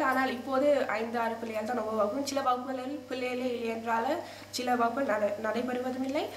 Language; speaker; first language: Tamil; early bilingual, heritage; Tamil